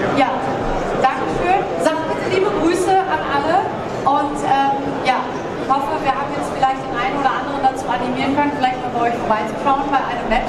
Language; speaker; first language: German; native; German